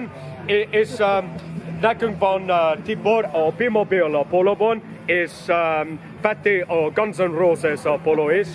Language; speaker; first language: Hungarian; non-native, learner; English